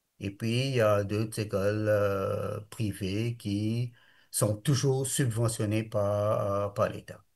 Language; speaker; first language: French; non-native, local second language; Morisyen